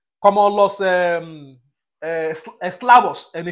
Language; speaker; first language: Spanish; non-native, learner; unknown